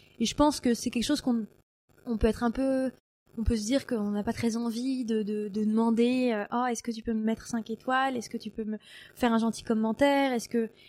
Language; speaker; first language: French; native; French